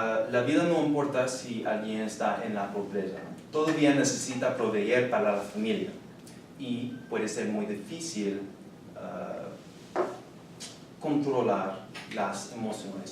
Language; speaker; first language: Spanish; non-native, learner; English